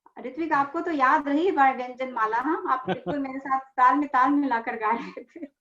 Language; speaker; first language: Hindi; native; Hindi